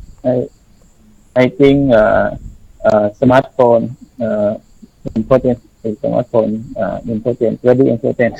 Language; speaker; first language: English; non-native, learner; Thai